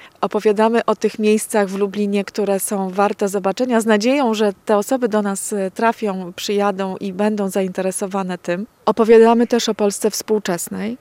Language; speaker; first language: Polish; native; Polish